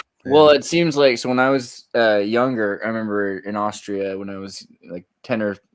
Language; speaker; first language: English; native; English